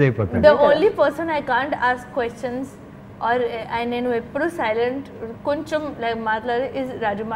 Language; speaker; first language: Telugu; non-native, learner; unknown